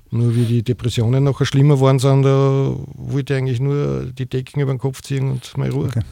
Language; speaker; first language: German; native; German